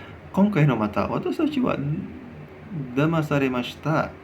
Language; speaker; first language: Japanese; non-native, learner; Indonesian